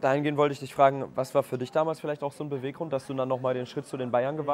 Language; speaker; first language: German; native; German